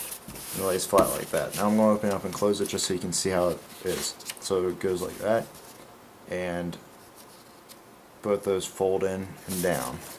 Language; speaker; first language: English; native; English